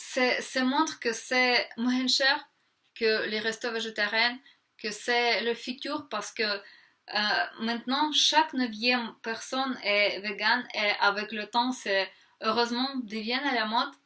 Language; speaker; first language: French; non-native, fluent; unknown